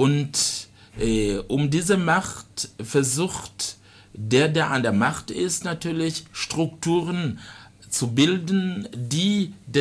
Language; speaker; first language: German; non-native, fluent; Rundi